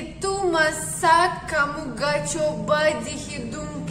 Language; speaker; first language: Indonesian; non-native, learner; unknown